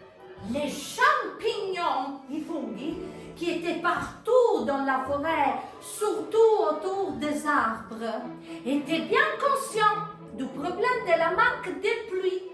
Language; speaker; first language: French; non-native, fluent; Italian